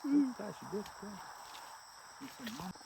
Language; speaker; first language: English; non-native, local second language; Spanish